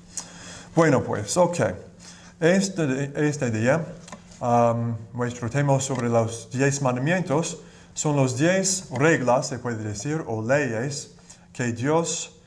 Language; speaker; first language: Spanish; non-native, learner; English